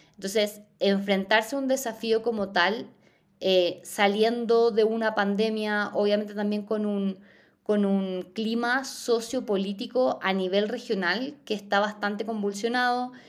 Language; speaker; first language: Spanish; native; Spanish